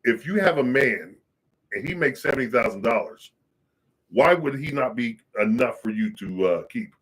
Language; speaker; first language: English; native; English